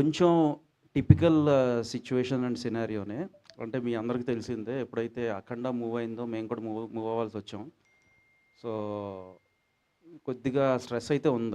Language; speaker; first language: Telugu; native; Telugu